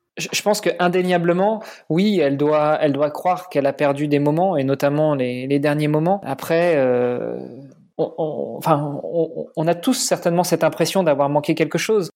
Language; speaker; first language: French; native; French